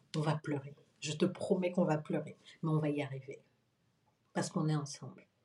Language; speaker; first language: French; native; French